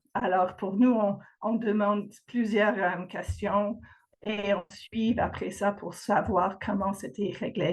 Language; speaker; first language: French; non-native, fluent; English